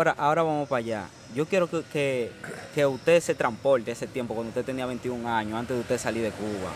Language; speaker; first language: Spanish; native; Spanish